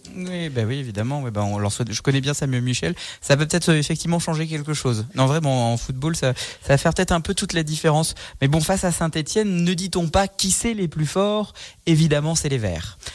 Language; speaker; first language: French; native; French